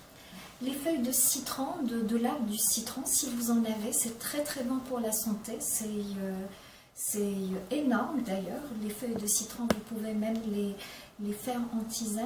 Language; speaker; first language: French; non-native, local second language; Arabic